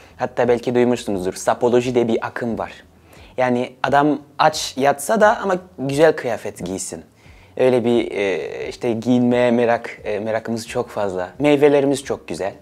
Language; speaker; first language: Turkish; early bilingual, other home language; Swahili